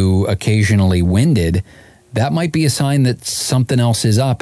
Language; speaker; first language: English; native; English